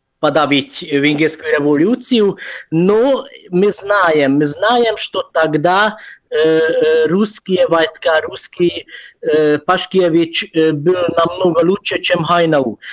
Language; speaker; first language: Russian; non-native, fluent; Hungarian